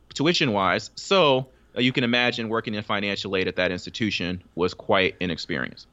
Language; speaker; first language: English; native; English